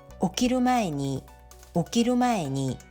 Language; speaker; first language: Japanese; non-native, fluent; Korean